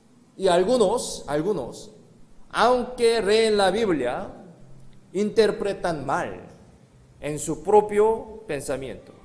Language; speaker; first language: Spanish; non-native, learner; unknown